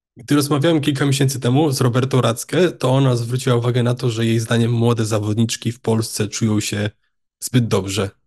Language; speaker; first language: Polish; native; Polish